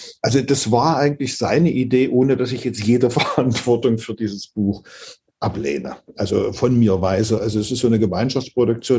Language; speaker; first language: German; native; German